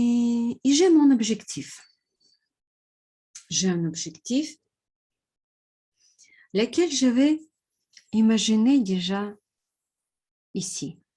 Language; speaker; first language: French; non-native, fluent; Russian